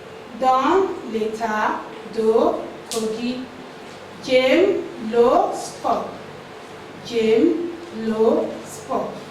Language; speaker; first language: French; non-native, fluent; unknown